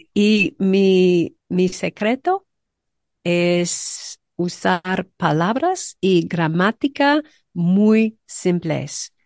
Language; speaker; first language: Spanish; non-native, learner; English